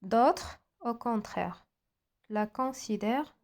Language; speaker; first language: French; non-native, local second language; Arabic